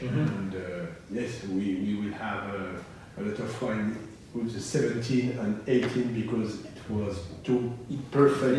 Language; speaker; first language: English; non-native, learner; French